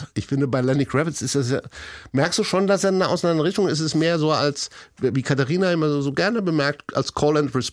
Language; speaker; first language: German; native; German